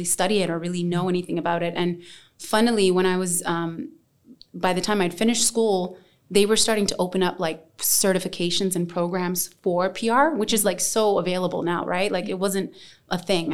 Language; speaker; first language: English; native; English